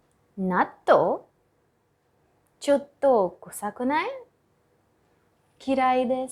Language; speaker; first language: Japanese; non-native, fluent; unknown